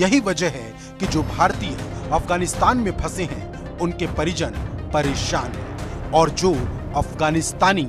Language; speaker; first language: Hindi; native; Hindi